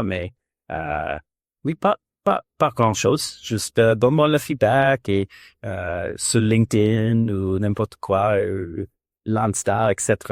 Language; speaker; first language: French; non-native, learner; English